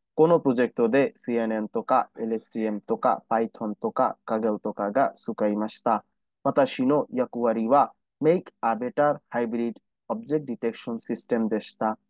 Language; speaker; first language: Japanese; non-native, learner; Bangla